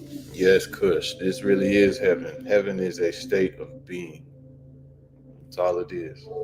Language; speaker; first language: English; native; English